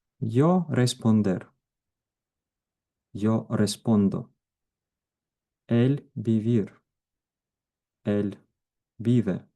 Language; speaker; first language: Spanish; non-native, fluent; Ukrainian